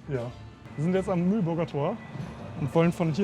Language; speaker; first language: German; native; German